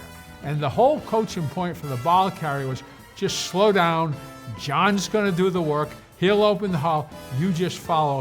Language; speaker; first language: English; native; English